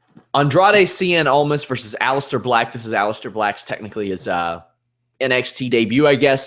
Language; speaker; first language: English; native; English